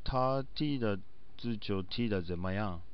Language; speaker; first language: Chinese; non-native, learner; Japanese